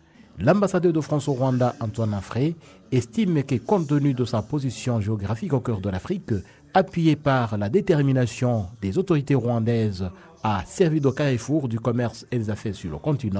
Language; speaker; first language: French; non-native, local second language; Kinyarwanda